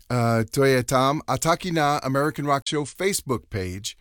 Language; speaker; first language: Czech; non-native, learner; English